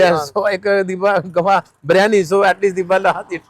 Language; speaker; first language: Filipino; non-native, learner; Urdu